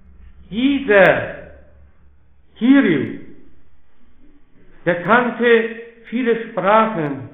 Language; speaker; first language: German; non-native, fluent; Polish